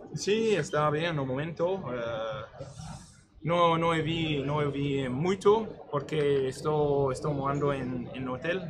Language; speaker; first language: Portuguese; non-native, learner; Spanish